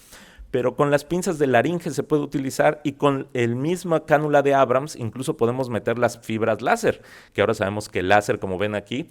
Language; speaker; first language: Spanish; native; Spanish